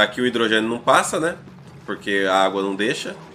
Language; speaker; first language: Portuguese; native; Portuguese